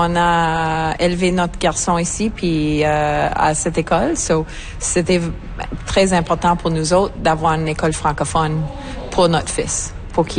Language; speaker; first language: French; native; French